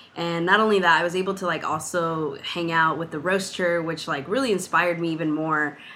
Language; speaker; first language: English; early bilingual, other home language; Spanish